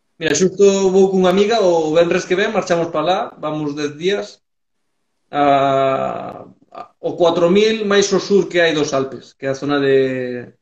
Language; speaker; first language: Galician; early bilingual, heritage; Galician